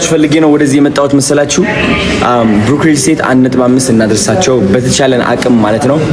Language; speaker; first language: Amharic; native; Amharic